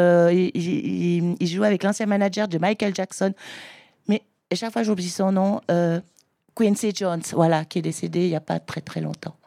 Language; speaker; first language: French; native; French